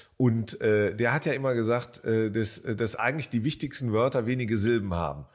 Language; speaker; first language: German; native; German